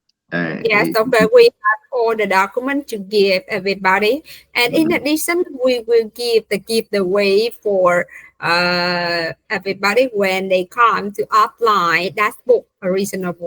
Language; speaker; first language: English; non-native, fluent; Vietnamese